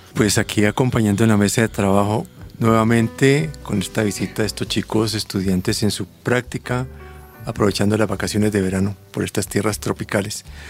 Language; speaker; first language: Spanish; native; Spanish